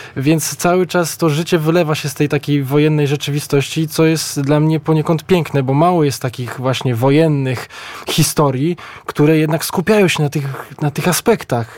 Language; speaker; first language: Polish; native; Polish